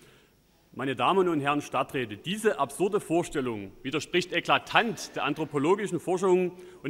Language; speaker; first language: German; native; German